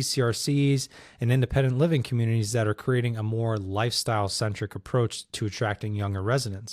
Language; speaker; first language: English; native; English